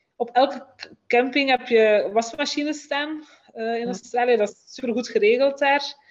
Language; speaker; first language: Dutch; native; Dutch